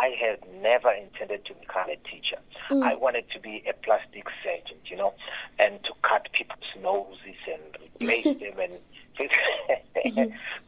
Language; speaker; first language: English; non-native, local second language; Tsonga